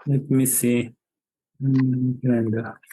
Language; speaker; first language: English; non-native, fluent; Japanese